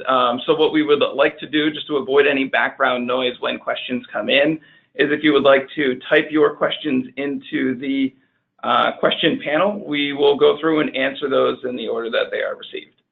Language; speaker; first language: English; native; English